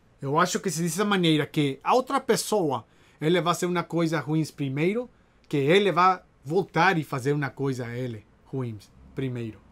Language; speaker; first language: Portuguese; non-native, learner; Spanish